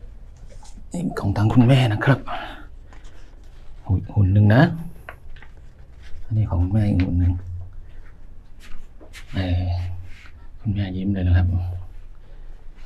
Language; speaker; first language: Thai; native; Thai